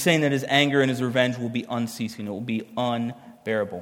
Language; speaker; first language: English; native; English